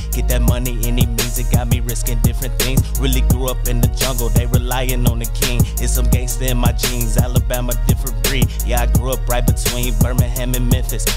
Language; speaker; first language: English; native; English